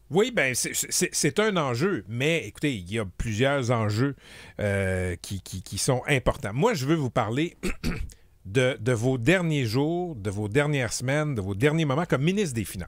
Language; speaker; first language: French; native; French